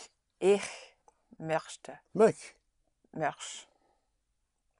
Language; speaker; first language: German; non-native, learner; English